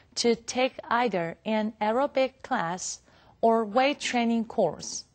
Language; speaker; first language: English; non-native, fluent; Chinese